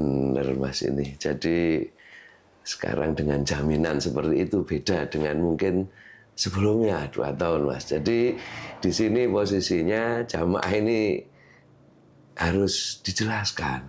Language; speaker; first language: Indonesian; non-native, local second language; Javanese